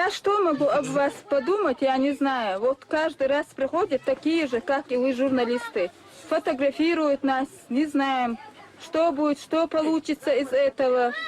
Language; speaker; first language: Russian; non-native, local second language; Chechen